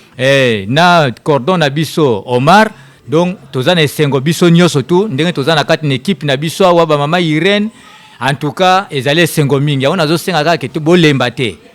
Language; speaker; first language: Lingala; native; Lingala